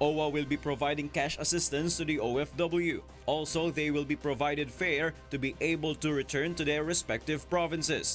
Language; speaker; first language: English; non-native, local second language; Filipino